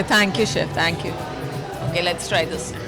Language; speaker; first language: English; non-native, fluent; Hindi